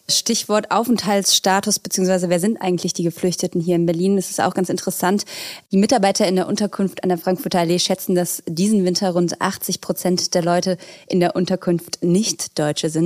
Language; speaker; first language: German; native; German